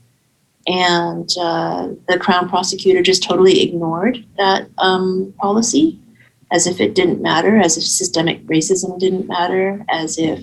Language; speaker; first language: English; native; English